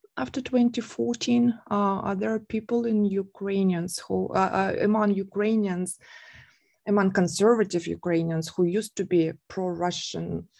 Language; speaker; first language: English; non-native, fluent; Russian